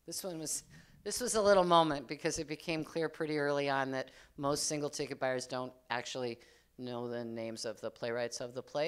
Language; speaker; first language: English; native; English